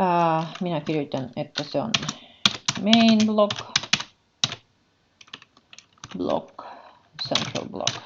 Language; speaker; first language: Finnish; non-native, learner; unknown